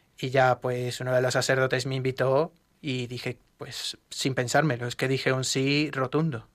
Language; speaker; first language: Spanish; native; Spanish